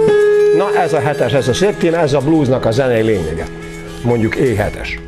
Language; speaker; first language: Hungarian; non-native, local second language; Serbian